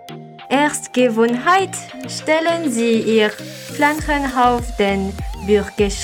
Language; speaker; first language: German; non-native, learner; Malagasy